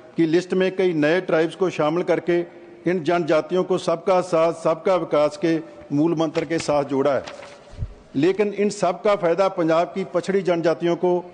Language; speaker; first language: Hindi; non-native, local second language; Punjabi